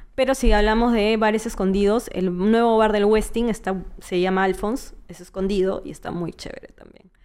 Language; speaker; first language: Spanish; native; Spanish